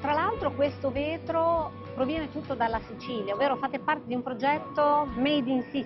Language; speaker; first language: Italian; native; Italian